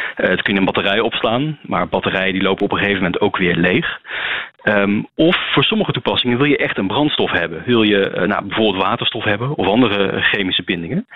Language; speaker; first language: Dutch; native; Dutch